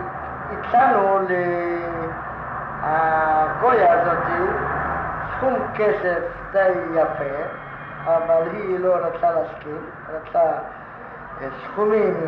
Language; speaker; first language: Hebrew; non-native, fluent; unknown